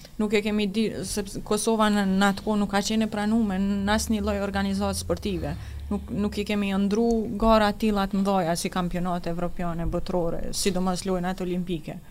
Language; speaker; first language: Albanian; native; Albanian